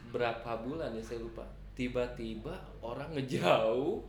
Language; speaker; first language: Indonesian; native; Indonesian